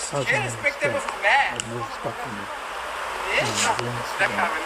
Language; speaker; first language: Dutch; native; Dutch